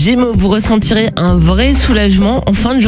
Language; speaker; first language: French; native; French